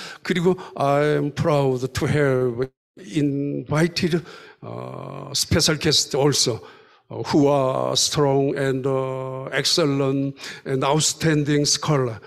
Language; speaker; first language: English; non-native, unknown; Korean